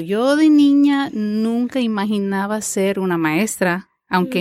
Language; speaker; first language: Spanish; non-native, fluent; English